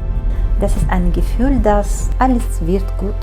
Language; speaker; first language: German; non-native, learner; Ukrainian